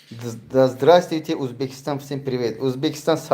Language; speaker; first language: Russian; non-native, fluent; Tajik